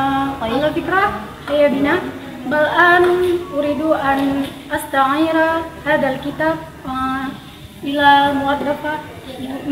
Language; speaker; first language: Arabic; non-native, learner; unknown